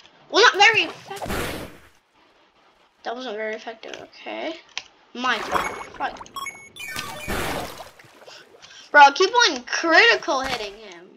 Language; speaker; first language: English; native; English